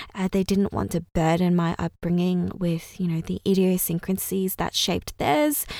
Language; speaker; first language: English; early bilingual, other home language; Cantonese